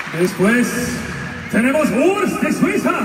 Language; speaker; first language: Spanish; non-native, fluent; English